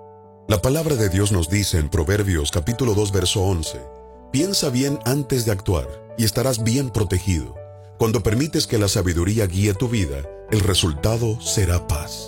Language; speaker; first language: Spanish; native; Spanish